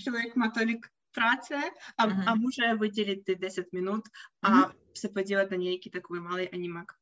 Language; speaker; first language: Czech; non-native, learner; Russian